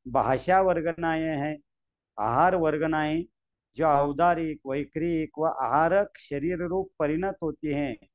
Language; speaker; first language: Hindi; non-native, local second language; Marathi